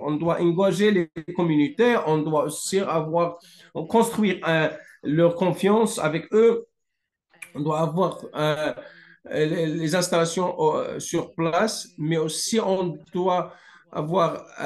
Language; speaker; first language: French; non-native, fluent; English